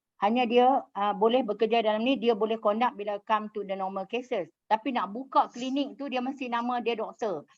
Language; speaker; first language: Malay; native; Malay